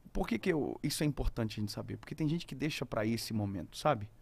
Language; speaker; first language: Portuguese; native; Portuguese